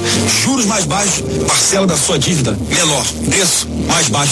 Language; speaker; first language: Portuguese; native; Portuguese